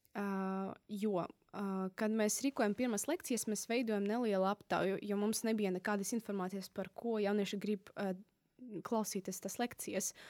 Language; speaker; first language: Latvian; non-native, local second language; Russian